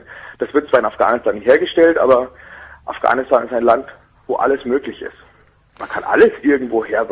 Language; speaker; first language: German; native; German